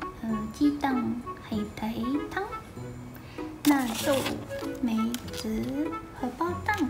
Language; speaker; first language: Chinese; non-native, fluent; Japanese